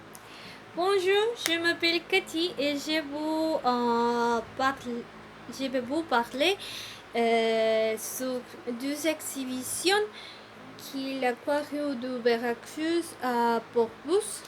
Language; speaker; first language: French; non-native, learner; Spanish